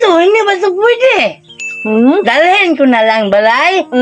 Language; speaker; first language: Filipino; non-native, local second language; Cebuano